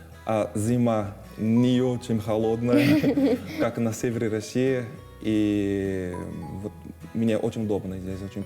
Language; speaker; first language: Russian; non-native, fluent; Portuguese